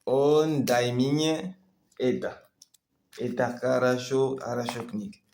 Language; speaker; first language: Russian; non-native, learner; French